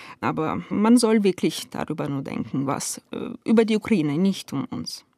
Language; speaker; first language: German; non-native, fluent; Ukrainian